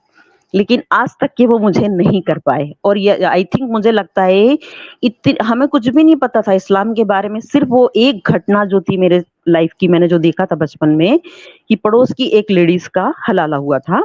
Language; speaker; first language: Hindi; native; Hindi